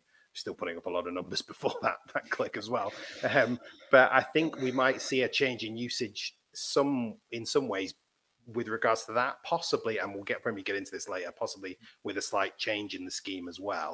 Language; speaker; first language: English; native; English